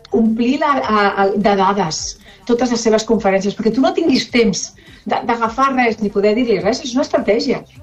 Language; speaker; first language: Catalan; non-native, local second language; Spanish